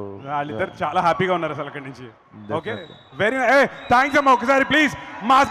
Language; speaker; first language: Telugu; native; Telugu